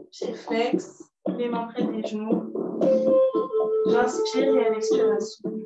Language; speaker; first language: French; native; French